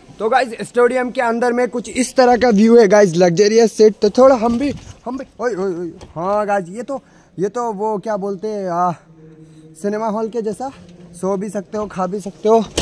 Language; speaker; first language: Hindi; non-native, local second language; Assamese